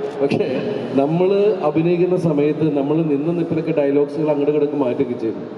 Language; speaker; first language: Malayalam; native; Malayalam